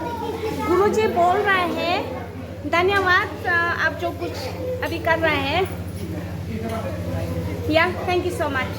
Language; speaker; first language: Hindi; non-native, local second language; Tibetan